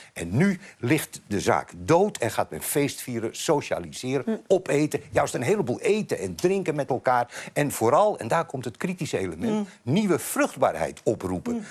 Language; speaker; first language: Dutch; native; Dutch